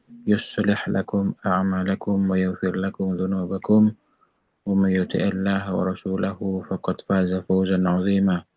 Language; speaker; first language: Arabic; non-native, fluent; Indonesian